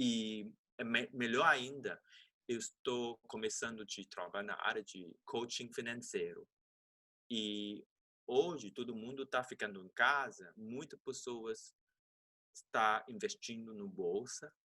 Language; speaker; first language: Portuguese; non-native, fluent; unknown